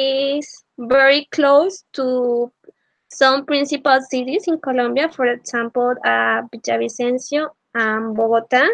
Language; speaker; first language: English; non-native, learner; Spanish